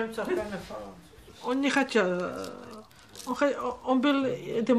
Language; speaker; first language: Russian; non-native, fluent; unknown